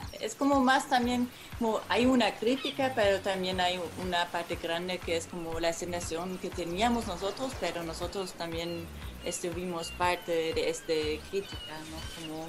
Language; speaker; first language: Spanish; non-native, fluent; German